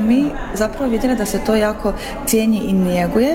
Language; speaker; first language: Croatian; native; Croatian